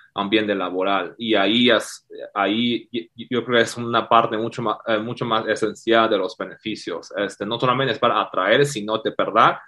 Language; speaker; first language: Spanish; non-native, fluent; Chinese